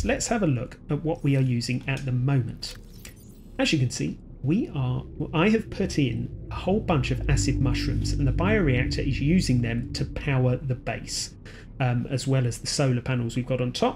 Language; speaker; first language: English; native; English